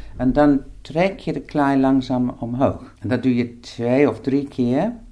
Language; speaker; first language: Dutch; non-native, fluent; English